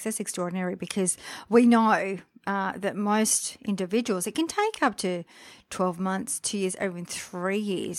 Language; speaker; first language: English; native; English